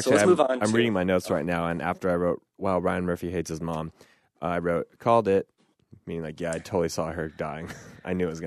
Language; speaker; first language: English; native; English